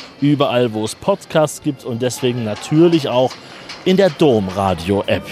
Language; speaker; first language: German; native; German